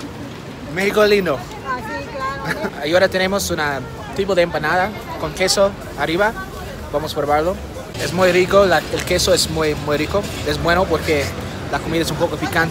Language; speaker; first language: Spanish; non-native, fluent; English